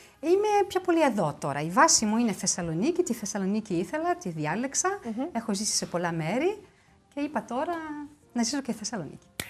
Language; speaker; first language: Greek; early bilingual, heritage; Greek